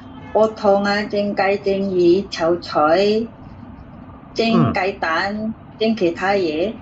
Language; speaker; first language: Cantonese; non-native, learner; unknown